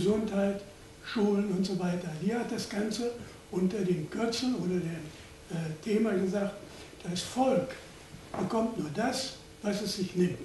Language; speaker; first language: German; native; German